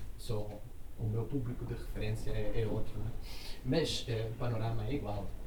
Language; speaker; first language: Portuguese; non-native, fluent; Italian